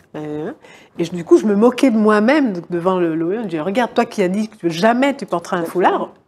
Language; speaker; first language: French; native; French